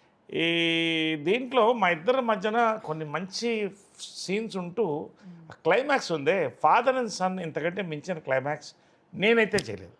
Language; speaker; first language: Telugu; native; Telugu